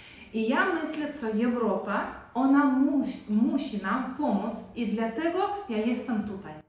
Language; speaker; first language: Polish; non-native, local second language; Romany